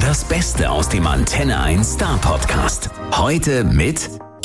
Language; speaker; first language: German; native; German